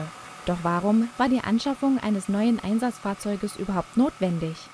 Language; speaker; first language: German; native; German